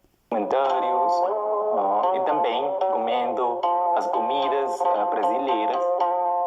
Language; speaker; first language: Portuguese; non-native, learner; Chinese